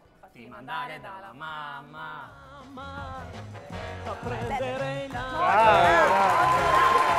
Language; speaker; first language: Italian; native; Italian